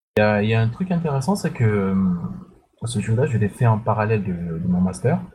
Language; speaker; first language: French; non-native, local second language; Sango